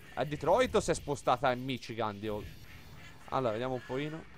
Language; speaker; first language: Italian; native; Italian